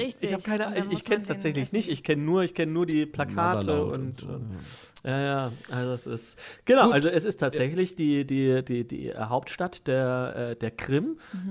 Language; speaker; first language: German; native; German